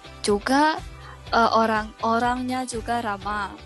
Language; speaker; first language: Indonesian; non-native, learner; Chinese